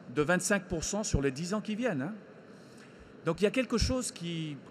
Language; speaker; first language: French; non-native, fluent; Spanish